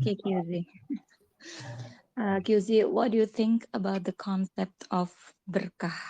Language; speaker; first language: English; non-native, learner; Indonesian